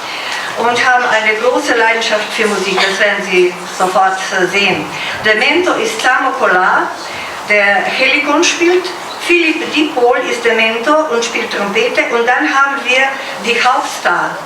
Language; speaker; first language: German; non-native, fluent; Slovenian